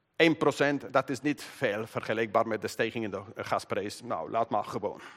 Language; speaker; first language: Dutch; non-native, fluent; English